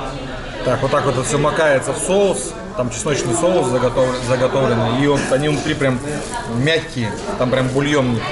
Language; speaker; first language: Russian; native; Russian